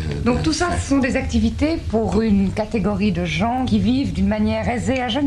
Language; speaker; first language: French; native; French